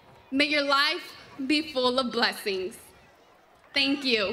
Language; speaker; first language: English; early bilingual, other home language; Spanish